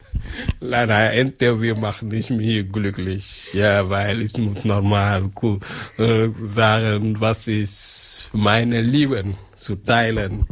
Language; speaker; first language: German; non-native, learner; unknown